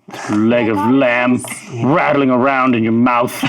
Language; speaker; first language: English; native; English